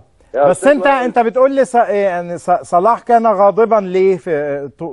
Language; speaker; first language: Arabic; native; Arabic